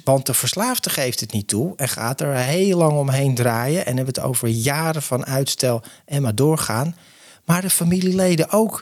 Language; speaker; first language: Dutch; native; Dutch